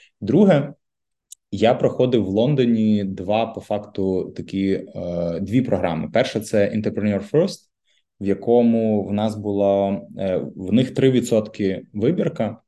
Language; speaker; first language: Ukrainian; native; Ukrainian